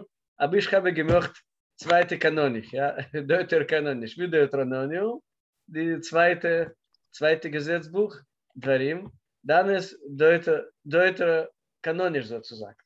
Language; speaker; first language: German; non-native, learner; Russian